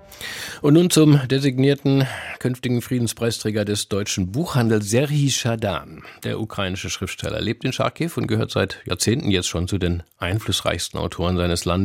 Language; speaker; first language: German; native; German